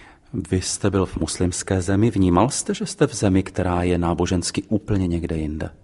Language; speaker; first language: Czech; native; Czech